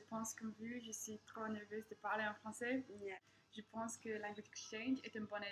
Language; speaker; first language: French; non-native, learner; English